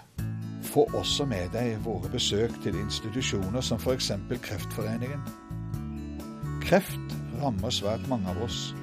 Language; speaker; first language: Norwegian; native; Norwegian